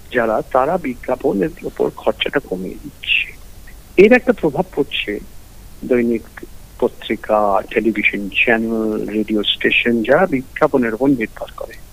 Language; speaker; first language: Bangla; early bilingual, heritage; Bangla